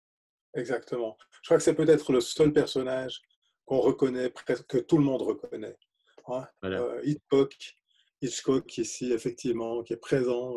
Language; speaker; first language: French; native; French